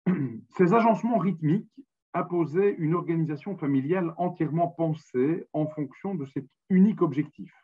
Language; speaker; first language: French; native; French